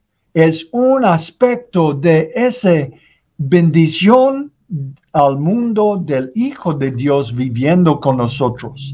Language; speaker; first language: Spanish; non-native, learner; English